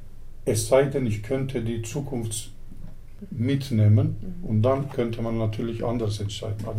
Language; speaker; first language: German; early bilingual, other home language; Turkish